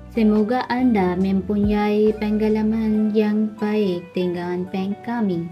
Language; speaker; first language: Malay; non-native, fluent; Urdu